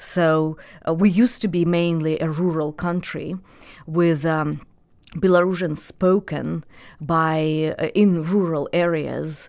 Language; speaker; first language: English; non-native, fluent; Russian